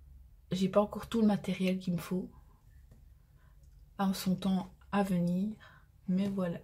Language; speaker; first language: French; native; French